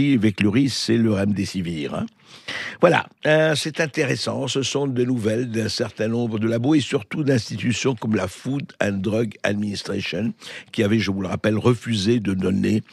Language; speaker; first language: French; native; French